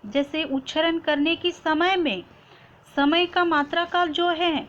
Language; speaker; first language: Hindi; non-native, local second language; Kannada